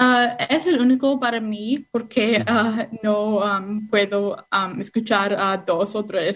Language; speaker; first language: Spanish; non-native, learner; English